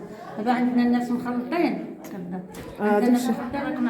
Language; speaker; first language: Arabic; native; Arabic